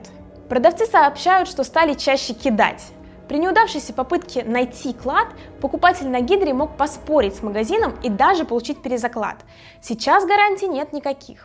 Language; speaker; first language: Russian; native; Russian